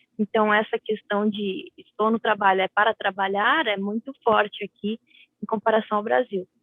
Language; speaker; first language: Portuguese; native; Portuguese